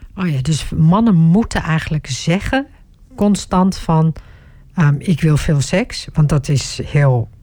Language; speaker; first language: Dutch; early bilingual, other home language; Turkish